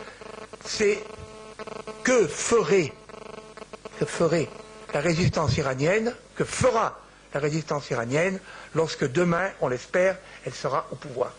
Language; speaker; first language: French; native; French